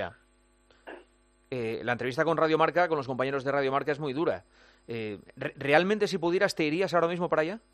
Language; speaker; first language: Spanish; native; Spanish